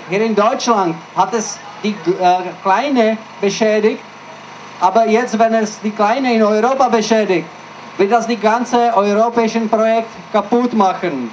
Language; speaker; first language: German; non-native, fluent; Czech